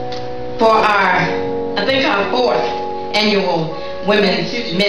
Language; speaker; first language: English; native; English